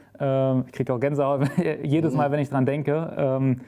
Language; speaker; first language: German; native; German